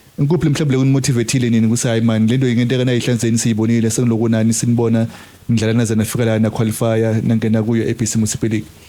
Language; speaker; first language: Zulu; non-native, local second language; Swati